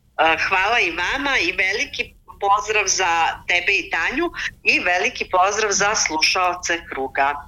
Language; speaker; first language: Serbian; native; Serbian